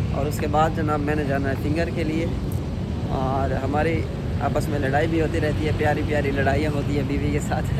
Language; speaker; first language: Urdu; non-native, local second language; Punjabi